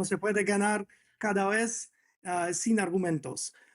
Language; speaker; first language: Spanish; non-native, fluent; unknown